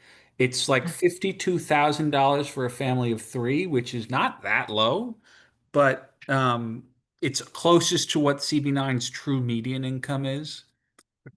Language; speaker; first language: English; native; English